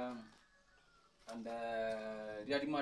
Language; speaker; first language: English; non-native, learner; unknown